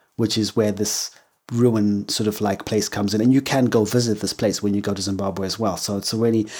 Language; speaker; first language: English; native; English